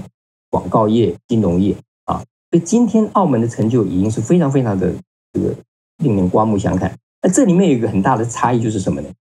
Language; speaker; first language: Chinese; native; Chinese